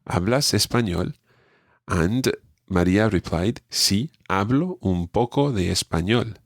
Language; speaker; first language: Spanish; non-native, fluent; English